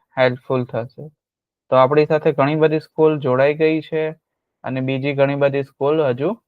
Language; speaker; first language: Gujarati; native; Gujarati